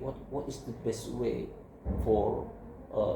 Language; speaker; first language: English; non-native, learner; Indonesian